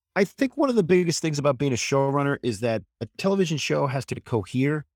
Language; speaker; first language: English; native; English